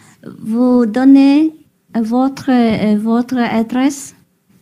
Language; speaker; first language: French; non-native, learner; Vietnamese